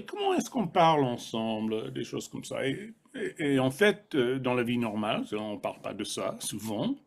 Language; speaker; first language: French; non-native, fluent; English